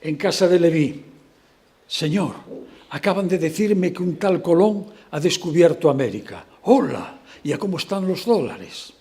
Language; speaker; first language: Spanish; non-native, local second language; Galician